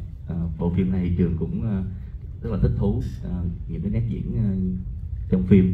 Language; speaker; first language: Vietnamese; native; Vietnamese